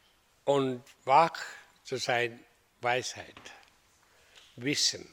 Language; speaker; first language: German; non-native, fluent; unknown